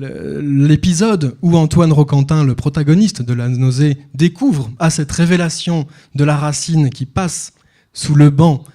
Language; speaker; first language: French; native; French